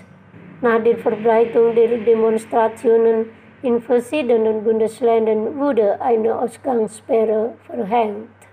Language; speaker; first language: German; non-native, fluent; Indonesian